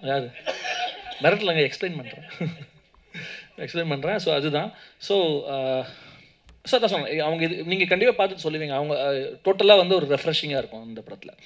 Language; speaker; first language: Tamil; native; Tamil